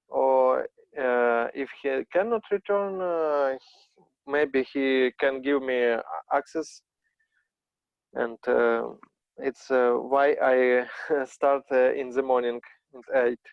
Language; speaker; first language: English; non-native, learner; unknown